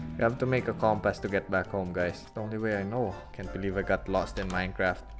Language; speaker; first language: English; non-native, local second language; Filipino